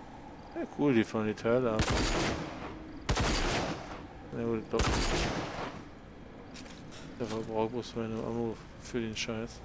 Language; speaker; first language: German; native; German